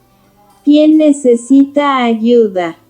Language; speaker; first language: Spanish; non-native, learner; Haitian Creole